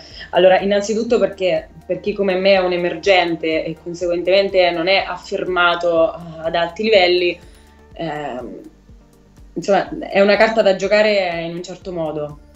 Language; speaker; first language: Italian; native; Italian